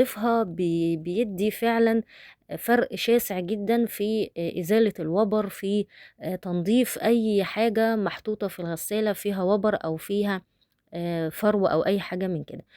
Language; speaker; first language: Arabic; native; Arabic